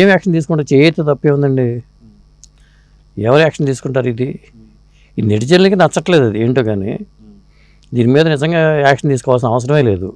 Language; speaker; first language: Telugu; native; Telugu